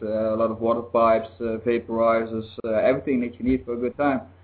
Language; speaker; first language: English; non-native, fluent; Dutch